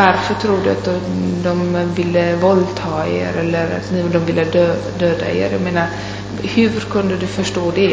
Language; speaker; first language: Swedish; non-native, fluent; Italian